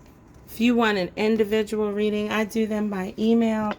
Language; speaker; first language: English; native; English